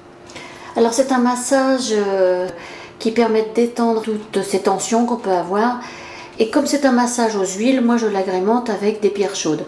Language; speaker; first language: French; native; French